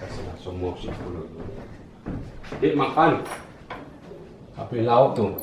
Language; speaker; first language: French; non-native, learner; Javanese